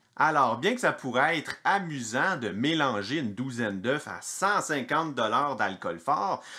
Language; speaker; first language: French; native; French